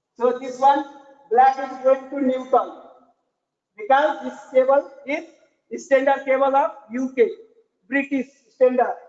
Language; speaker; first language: English; non-native, learner; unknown